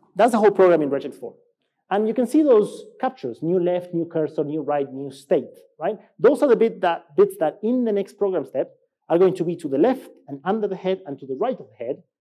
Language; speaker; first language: English; non-native, fluent; Spanish